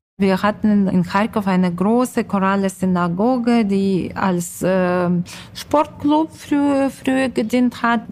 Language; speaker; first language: German; non-native, fluent; Russian